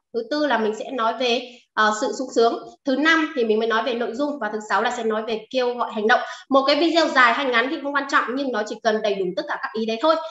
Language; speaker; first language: Vietnamese; non-native, local second language; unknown